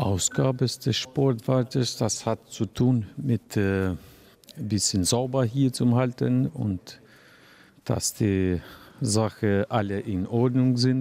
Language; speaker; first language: German; non-native, learner; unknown